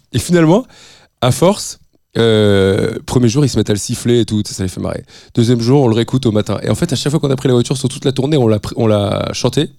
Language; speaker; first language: French; native; French